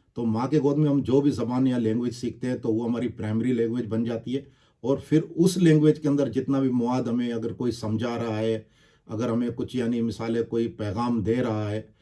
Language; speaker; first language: Urdu; non-native, local second language; Baluchi